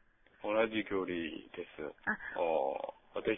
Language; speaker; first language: Japanese; non-native, learner; Korean